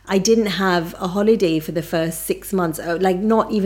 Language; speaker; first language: English; early bilingual, other home language; Punjabi